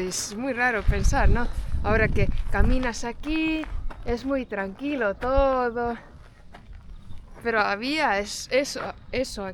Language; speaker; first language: Spanish; non-native, fluent; Estonian